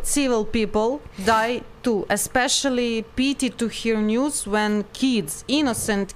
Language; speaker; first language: English; non-native, learner; Ukrainian